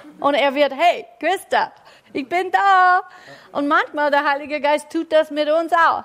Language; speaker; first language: German; non-native, fluent; English